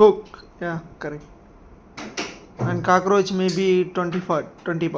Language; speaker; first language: English; non-native, local second language; Tamil